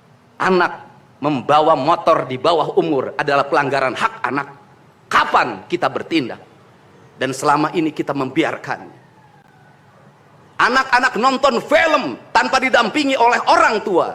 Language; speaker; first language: Indonesian; native; Indonesian